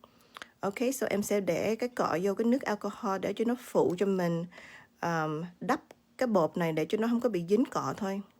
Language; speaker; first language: Vietnamese; early bilingual, heritage; Vietnamese